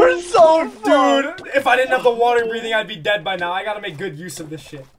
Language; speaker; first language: English; native; English